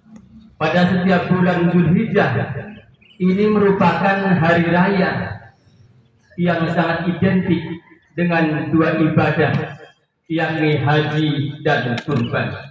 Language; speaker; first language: Indonesian; native; Indonesian